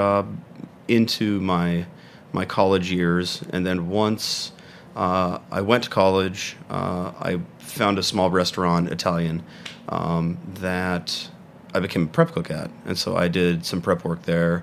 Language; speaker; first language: English; native; English